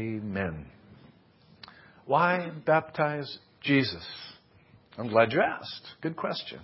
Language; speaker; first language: English; native; English